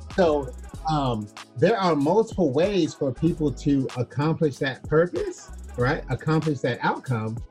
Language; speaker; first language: English; native; English